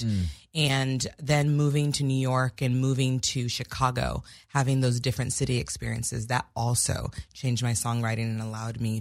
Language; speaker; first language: English; native; English